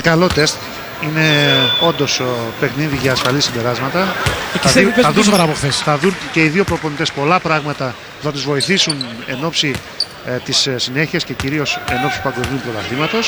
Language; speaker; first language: Greek; native; Greek